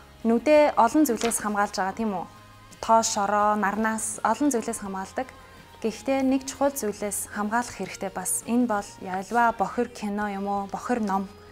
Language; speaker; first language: Mongolian; non-native, fluent; English